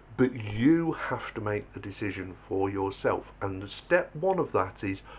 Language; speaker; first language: English; native; English